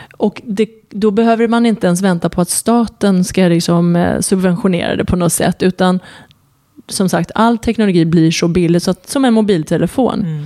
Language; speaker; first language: Swedish; early bilingual, other home language; Persian